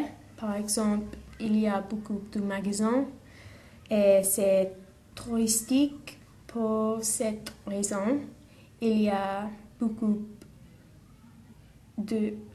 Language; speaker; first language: French; non-native, learner; English